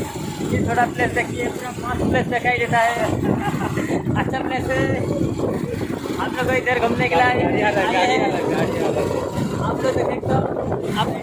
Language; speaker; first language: Hindi; non-native, local second language; Odia